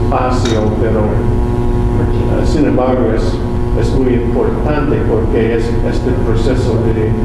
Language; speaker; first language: Spanish; non-native, learner; English